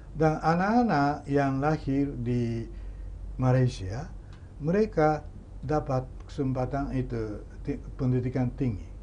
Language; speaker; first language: Indonesian; non-native, fluent; Japanese